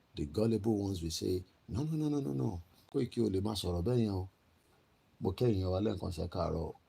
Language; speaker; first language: English; non-native, local second language; Yoruba